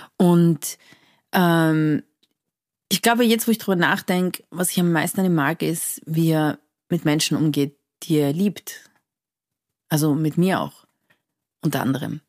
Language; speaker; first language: German; early bilingual, other home language; Persian